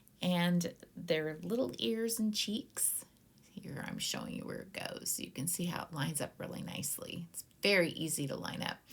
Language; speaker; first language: English; native; English